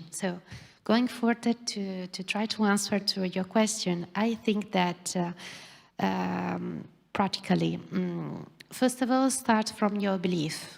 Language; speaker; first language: English; non-native, fluent; Italian